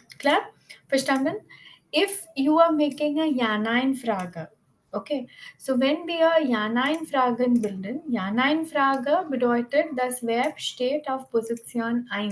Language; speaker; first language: German; non-native, fluent; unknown